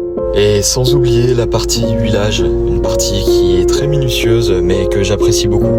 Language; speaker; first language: French; native; French